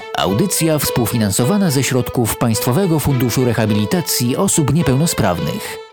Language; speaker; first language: Polish; native; Polish